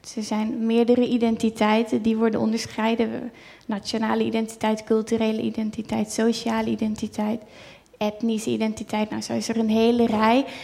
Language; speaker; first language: Dutch; native; Dutch